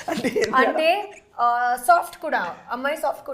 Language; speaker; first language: Telugu; non-native, local second language; Hindi